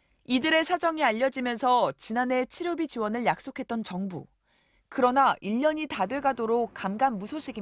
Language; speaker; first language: Korean; native; Korean